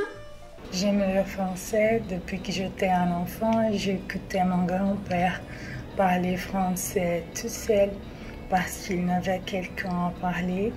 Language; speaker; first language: French; non-native, learner; Portuguese